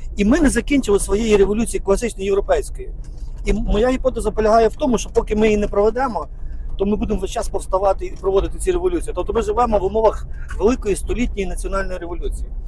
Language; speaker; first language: Ukrainian; native; Ukrainian